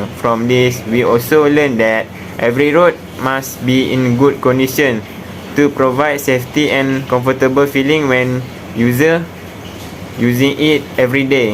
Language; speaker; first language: English; non-native, local second language; Malay